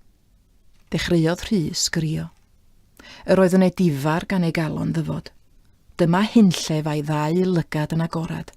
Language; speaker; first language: Welsh; native; Welsh